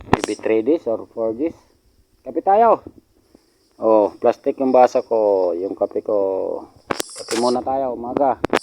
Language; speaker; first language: Filipino; non-native, local second language; Waray